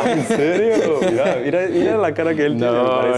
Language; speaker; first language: Spanish; native; Spanish